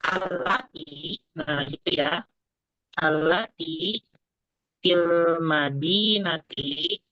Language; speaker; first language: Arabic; non-native, fluent; Indonesian